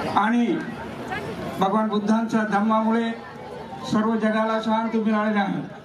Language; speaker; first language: Marathi; non-native, fluent; Sinhala